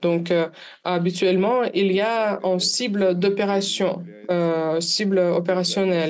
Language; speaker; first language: French; non-native, fluent; Armenian